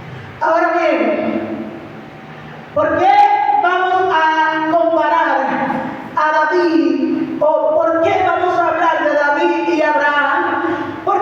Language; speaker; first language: Spanish; native; Spanish